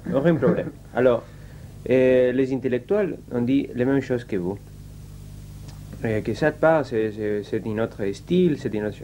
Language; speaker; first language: French; non-native, learner; Spanish